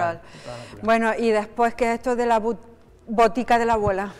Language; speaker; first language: Spanish; native; Spanish